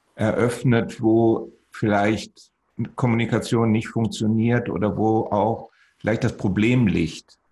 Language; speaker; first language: German; native; German